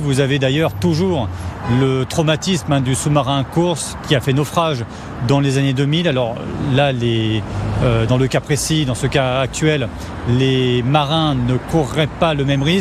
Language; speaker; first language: French; native; French